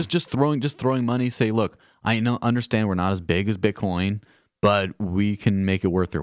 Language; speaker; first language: English; native; English